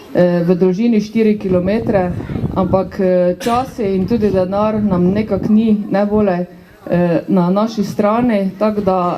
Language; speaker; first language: Slovenian; native; Slovenian